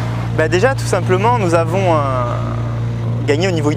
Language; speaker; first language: French; native; French